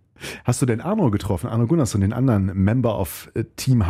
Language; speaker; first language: German; native; German